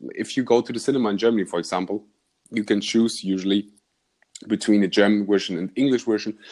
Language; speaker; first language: English; non-native, fluent; German